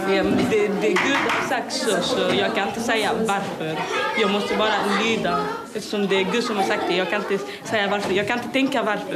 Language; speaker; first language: Swedish; early bilingual, other home language; Somali